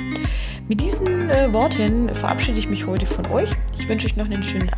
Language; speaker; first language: German; native; German